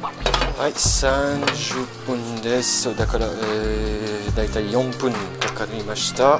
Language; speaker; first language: Japanese; non-native, learner; French